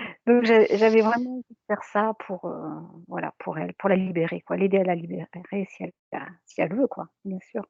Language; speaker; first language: French; native; French